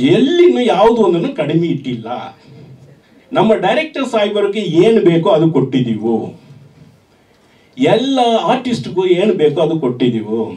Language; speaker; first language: Kannada; non-native, learner; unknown